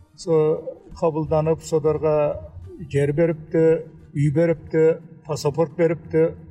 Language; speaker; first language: Kazakh; early bilingual, heritage; Kazakh